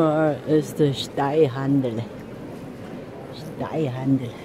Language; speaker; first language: German; non-native, learner; Chinese